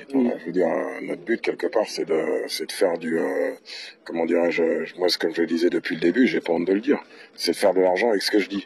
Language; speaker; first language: French; native; French